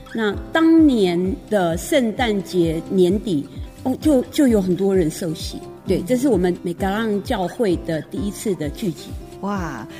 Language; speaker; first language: Chinese; native; Chinese